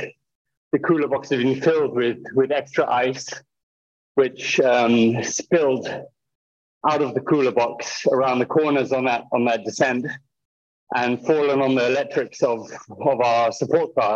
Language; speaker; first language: English; native; English